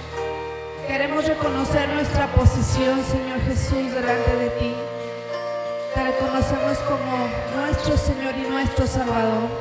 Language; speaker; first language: Spanish; native; Spanish